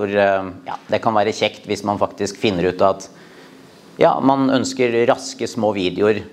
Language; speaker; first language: Norwegian; native; Norwegian